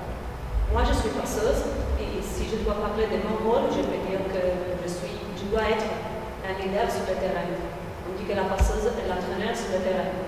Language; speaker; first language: French; non-native, fluent; Italian